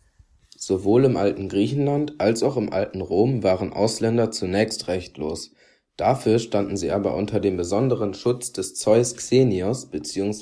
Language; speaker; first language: German; native; German